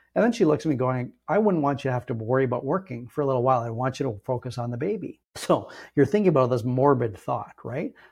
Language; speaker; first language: English; native; English